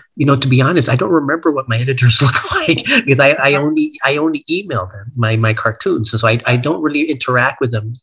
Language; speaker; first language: English; native; English